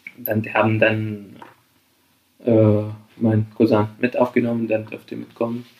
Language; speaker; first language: German; non-native, fluent; Arabic